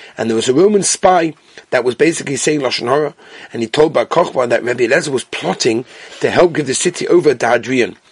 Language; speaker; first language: English; native; English